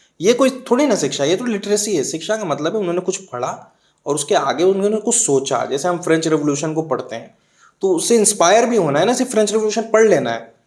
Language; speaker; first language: Hindi; native; Hindi